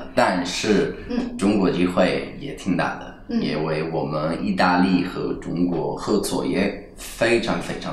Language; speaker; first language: Chinese; non-native, fluent; Italian